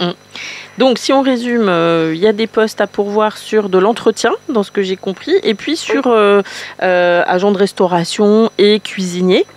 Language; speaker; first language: French; native; French